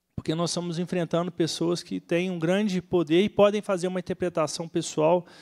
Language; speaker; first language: Portuguese; native; Portuguese